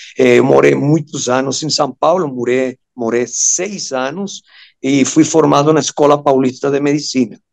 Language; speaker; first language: Portuguese; non-native, fluent; Spanish